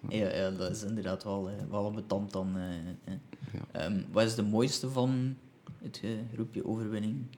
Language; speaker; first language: Dutch; native; Dutch